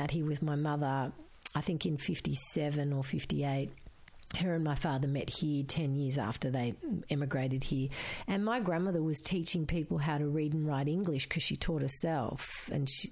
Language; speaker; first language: English; non-native, local second language; Croatian